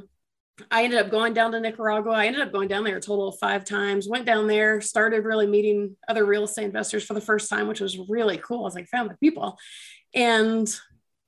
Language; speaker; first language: English; native; English